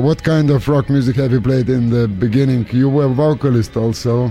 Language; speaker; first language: English; non-native, fluent; Lithuanian